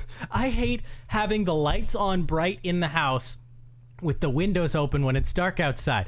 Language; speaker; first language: English; native; English